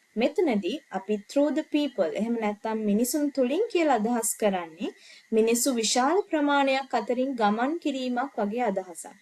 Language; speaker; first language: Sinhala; native; Sinhala